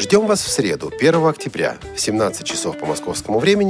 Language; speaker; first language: Russian; native; Russian